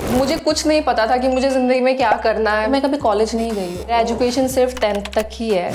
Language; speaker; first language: Hindi; non-native, local second language; Assamese